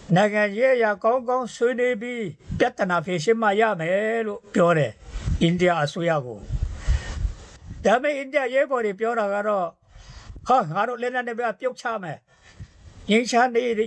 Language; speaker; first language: Burmese; non-native, local second language; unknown